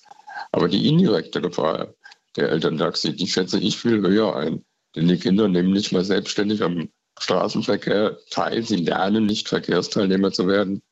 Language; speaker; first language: German; native; German